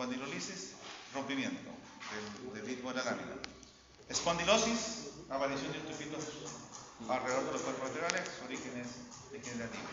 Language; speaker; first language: Spanish; native; Spanish